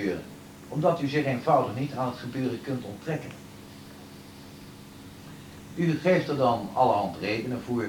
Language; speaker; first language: Dutch; native; Dutch